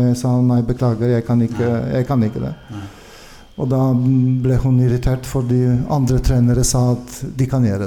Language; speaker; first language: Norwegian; non-native, fluent; Polish